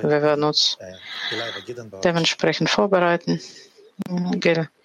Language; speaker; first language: German; non-native, fluent; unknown